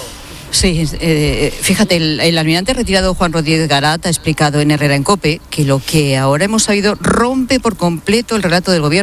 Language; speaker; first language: Spanish; native; Spanish